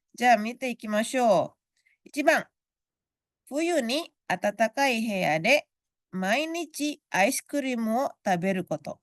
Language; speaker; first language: Japanese; non-native, fluent; Indonesian